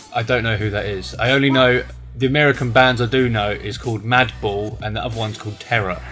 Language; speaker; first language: English; native; English